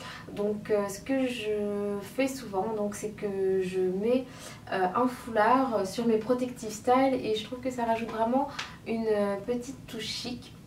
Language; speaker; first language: French; native; French